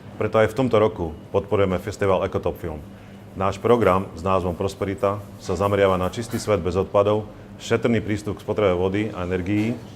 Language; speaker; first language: Slovak; native; Slovak